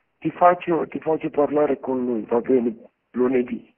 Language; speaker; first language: Italian; non-native, fluent; Romanian